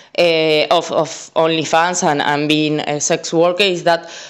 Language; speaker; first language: English; non-native, fluent; Spanish